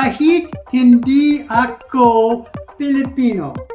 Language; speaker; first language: Filipino; non-native, learner; English